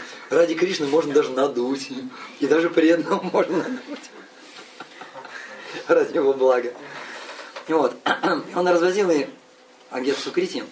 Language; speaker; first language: Russian; native; Russian